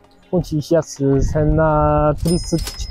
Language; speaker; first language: Russian; non-native, learner; Chinese